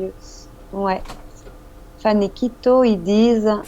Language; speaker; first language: French; non-native, fluent; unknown